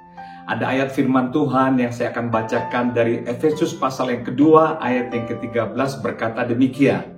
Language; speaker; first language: Indonesian; native; Indonesian